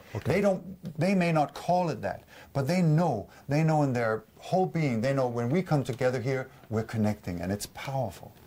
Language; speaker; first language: English; non-native, fluent; Danish